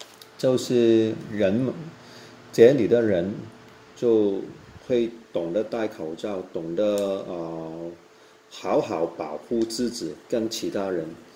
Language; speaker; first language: Chinese; non-native, local second language; Cantonese